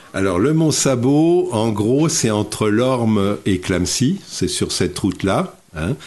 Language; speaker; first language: French; native; French